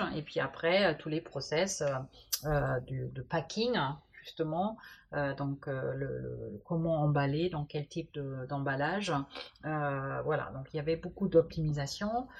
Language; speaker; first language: French; non-native, fluent; German